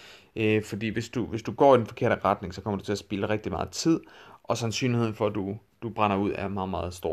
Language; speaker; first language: Danish; native; Danish